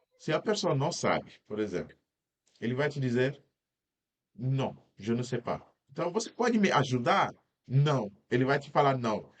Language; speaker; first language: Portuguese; non-native, fluent; Wolof